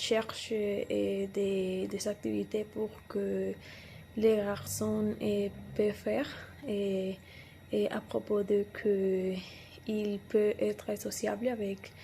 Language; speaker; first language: French; non-native, learner; Spanish